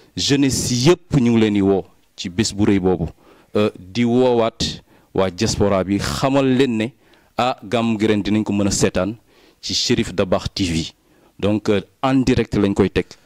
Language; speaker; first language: Wolof; native; Wolof